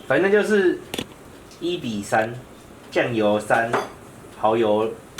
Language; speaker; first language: Chinese; native; Chinese